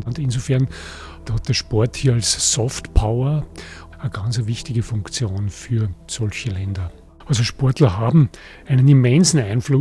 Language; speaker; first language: German; native; German